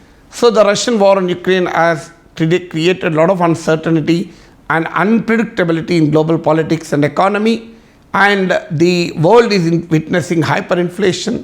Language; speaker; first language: English; non-native, local second language; Telugu